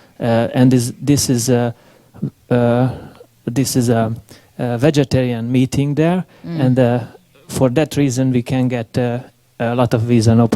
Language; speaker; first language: English; non-native, learner; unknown